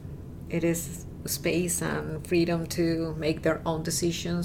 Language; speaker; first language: English; non-native, fluent; Spanish